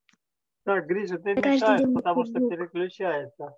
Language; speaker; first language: Russian; native; Russian